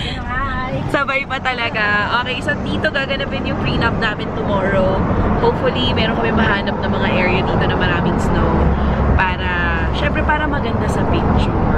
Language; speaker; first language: Filipino; native; Filipino